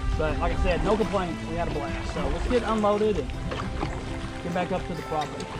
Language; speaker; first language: English; native; English